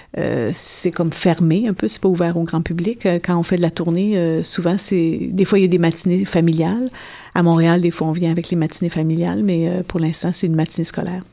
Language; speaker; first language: French; native; French